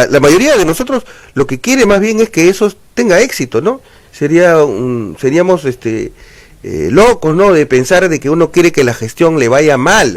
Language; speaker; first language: Spanish; native; Spanish